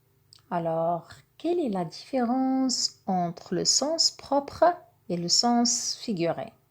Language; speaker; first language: French; non-native, local second language; Arabic